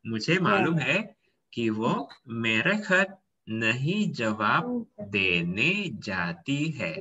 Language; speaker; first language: Hindi; non-native, fluent; Indonesian